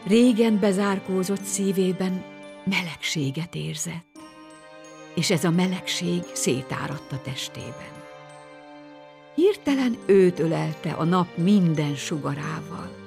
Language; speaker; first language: Hungarian; native; Hungarian